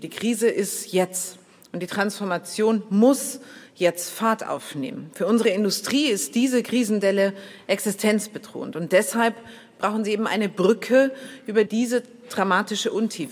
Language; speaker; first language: German; native; German